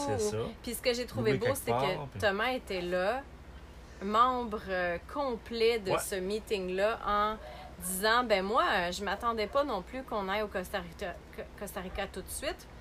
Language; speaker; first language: French; native; French